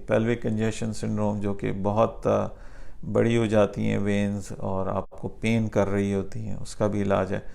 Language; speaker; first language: Urdu; native; Urdu